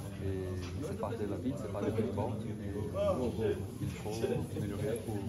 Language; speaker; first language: French; non-native, learner; Portuguese